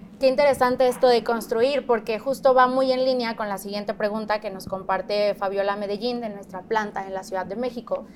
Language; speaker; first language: Spanish; native; Spanish